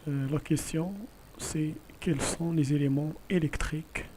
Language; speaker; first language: French; non-native, local second language; Arabic